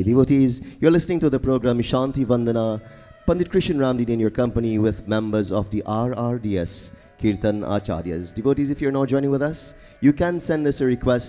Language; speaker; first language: English; native; English